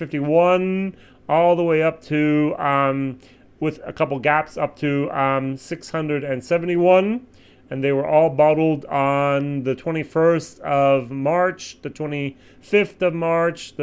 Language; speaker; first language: English; native; English